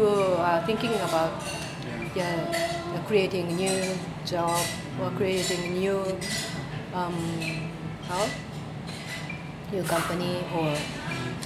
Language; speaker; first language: English; non-native, fluent; Japanese